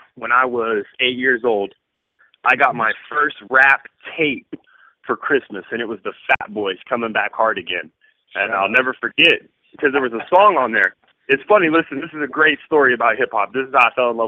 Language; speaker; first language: English; native; English